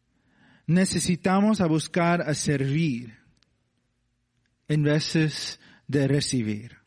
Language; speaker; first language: Spanish; non-native, learner; English